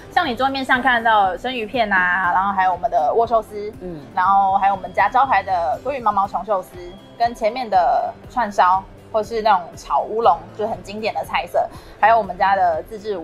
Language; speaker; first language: Chinese; native; Chinese